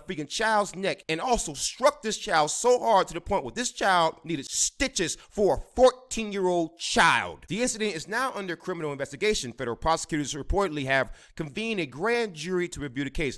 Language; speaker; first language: English; native; English